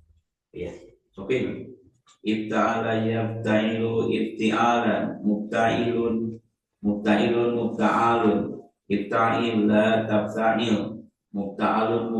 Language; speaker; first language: Arabic; non-native, learner; Indonesian